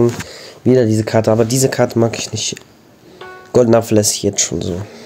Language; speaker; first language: German; native; German